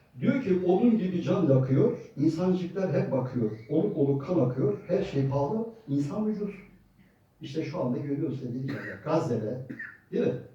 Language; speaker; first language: Turkish; native; Turkish